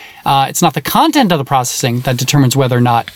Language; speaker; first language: English; native; English